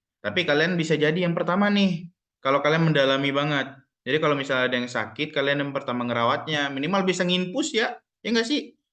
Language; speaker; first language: Indonesian; native; Indonesian